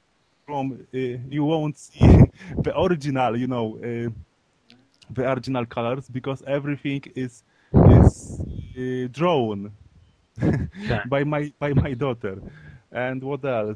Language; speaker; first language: English; non-native, learner; Polish